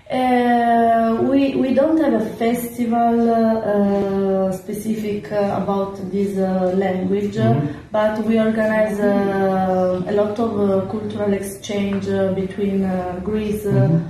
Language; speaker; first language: English; non-native, learner; Italian